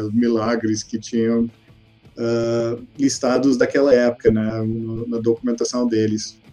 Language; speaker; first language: Portuguese; non-native, fluent; English